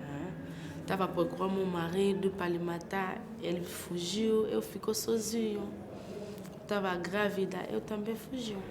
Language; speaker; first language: Portuguese; non-native, learner; French